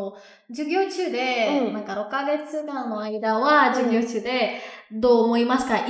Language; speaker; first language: Japanese; non-native, learner; Indonesian